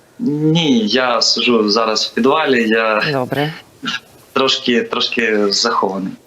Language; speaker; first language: Ukrainian; native; Ukrainian